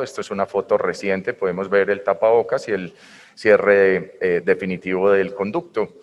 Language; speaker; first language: Spanish; native; Spanish